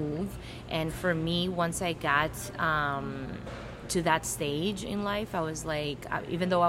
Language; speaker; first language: English; non-native, fluent; Greek